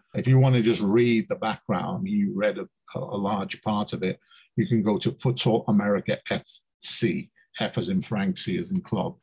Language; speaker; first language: English; native; English